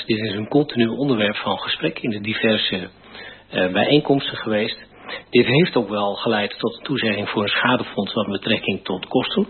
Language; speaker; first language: Dutch; native; Dutch